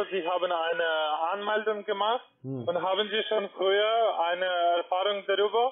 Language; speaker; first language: German; non-native, learner; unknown